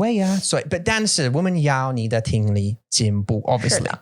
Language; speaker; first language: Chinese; non-native, learner; English